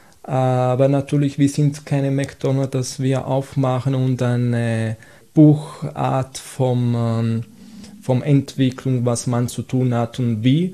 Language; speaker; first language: German; non-native, fluent; Italian